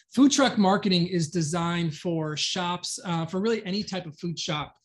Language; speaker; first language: English; native; English